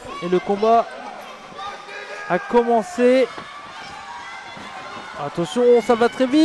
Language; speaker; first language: French; native; French